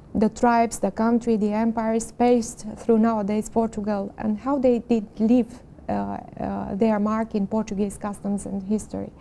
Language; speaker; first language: English; non-native, learner; Romanian